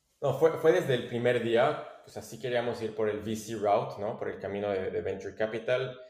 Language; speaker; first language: Spanish; non-native, fluent; French